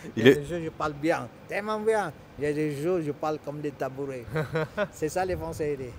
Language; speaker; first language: French; non-native, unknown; Malay